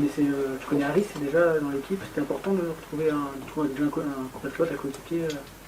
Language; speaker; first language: French; native; French